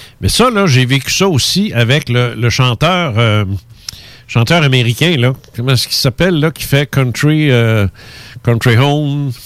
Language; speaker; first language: French; early bilingual, other home language; Spanish